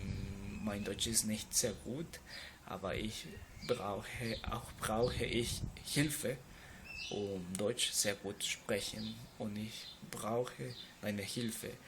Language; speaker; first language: German; non-native, learner; Spanish